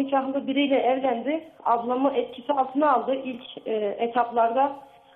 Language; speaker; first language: Turkish; native; Turkish